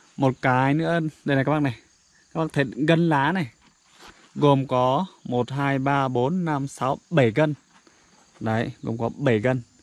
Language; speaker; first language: Vietnamese; non-native, local second language; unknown